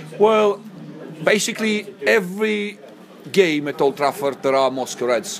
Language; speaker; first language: English; non-native, fluent; Russian